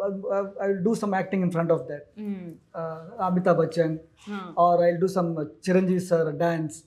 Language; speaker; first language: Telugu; non-native, local second language; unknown